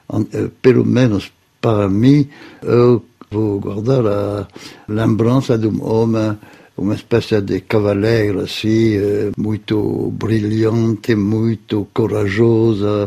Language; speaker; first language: Portuguese; non-native, fluent; French